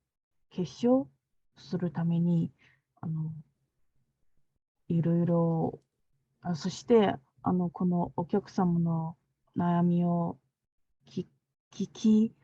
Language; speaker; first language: Japanese; non-native, learner; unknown